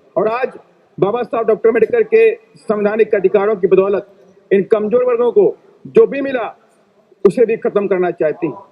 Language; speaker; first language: Hindi; native; Hindi